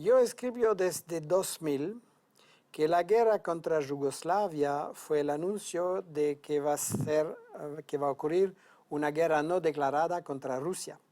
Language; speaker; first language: Spanish; non-native, fluent; French